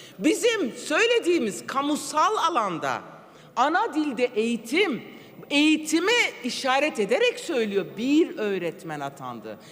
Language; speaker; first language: Turkish; non-native, local second language; Kurdish